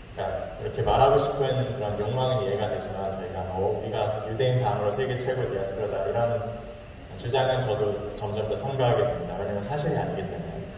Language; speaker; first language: Korean; native; Korean